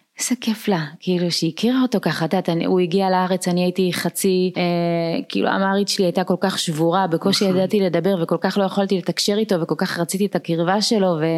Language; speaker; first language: Hebrew; early bilingual, other home language; Amharic